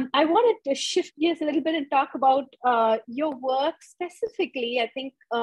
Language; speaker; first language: English; non-native, local second language; Tamil